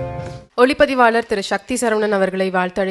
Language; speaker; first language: Tamil; native; Tamil